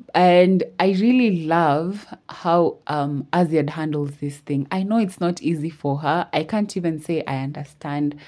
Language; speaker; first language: English; non-native, local second language; Swahili